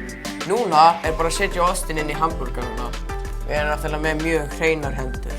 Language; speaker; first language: Icelandic; native; Icelandic